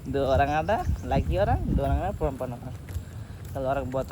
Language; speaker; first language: Indonesian; non-native, learner; Bangla